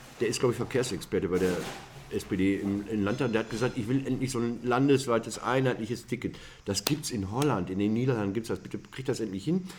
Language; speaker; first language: German; native; German